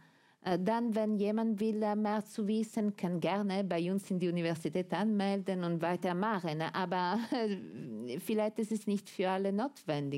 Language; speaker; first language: German; non-native, fluent; Italian